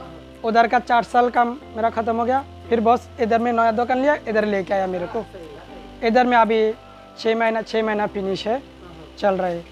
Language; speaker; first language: Hindi; non-native, learner; Bangla